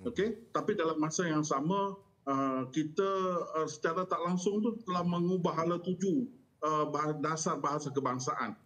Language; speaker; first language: Malay; non-native, local second language; Chinese